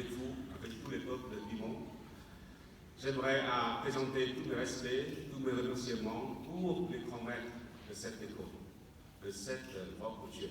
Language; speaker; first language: French; non-native, fluent; Vietnamese